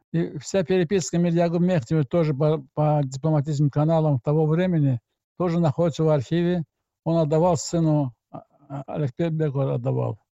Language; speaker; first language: Russian; non-native, local second language; Azerbaijani